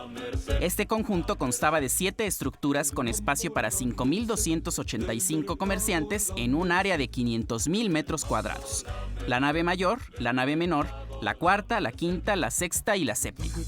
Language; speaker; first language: Spanish; native; Spanish